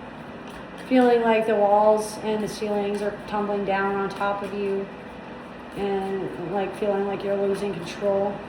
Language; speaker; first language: English; native; English